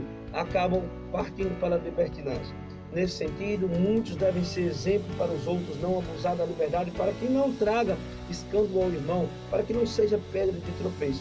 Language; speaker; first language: Portuguese; native; Portuguese